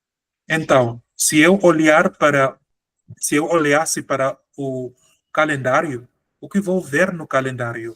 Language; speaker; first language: Portuguese; non-native, fluent; Spanish